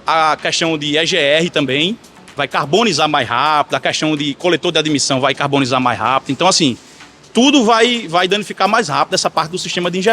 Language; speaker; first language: Portuguese; native; Portuguese